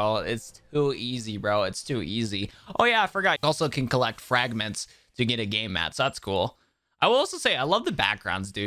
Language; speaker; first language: English; native; English